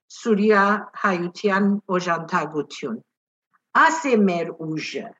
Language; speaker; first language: Armenian; early bilingual, heritage; Armenian